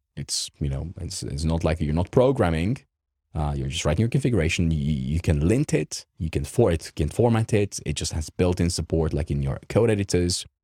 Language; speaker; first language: English; non-native, fluent; Romanian